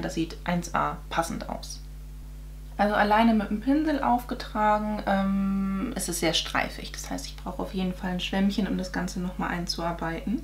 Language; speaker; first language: German; native; German